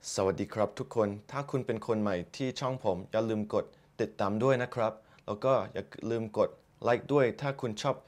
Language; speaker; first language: Thai; non-native, fluent; English